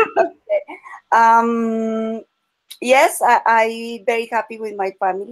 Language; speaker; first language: English; non-native, learner; Spanish